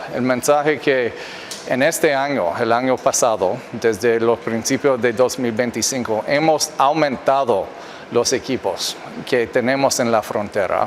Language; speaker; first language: Spanish; non-native, fluent; English